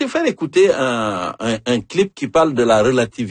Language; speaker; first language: French; native; French